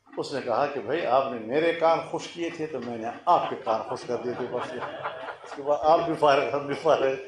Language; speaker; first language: Urdu; non-native, local second language; Pashto